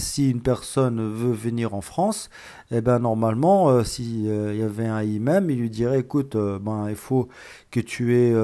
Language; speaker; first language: French; native; French